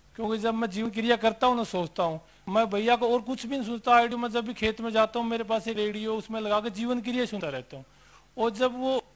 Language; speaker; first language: Hindi; native; Hindi